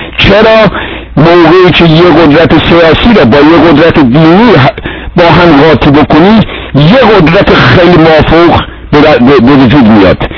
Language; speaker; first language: Persian; non-native, local second language; Azerbaijani